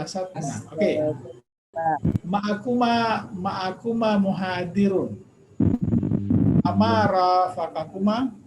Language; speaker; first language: Arabic; non-native, fluent; Indonesian